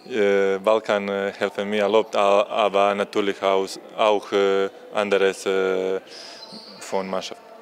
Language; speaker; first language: German; non-native, learner; Croatian